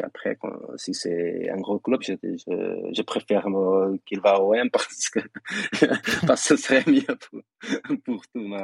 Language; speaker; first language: French; non-native, fluent; Portuguese